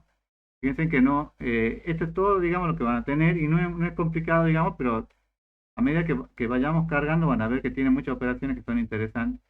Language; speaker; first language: Spanish; native; Spanish